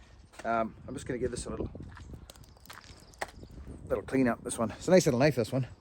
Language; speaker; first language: English; native; English